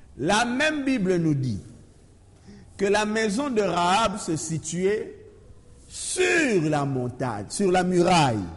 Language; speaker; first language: French; non-native, local second language; Lingala